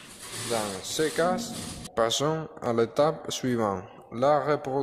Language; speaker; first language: French; non-native, learner; Spanish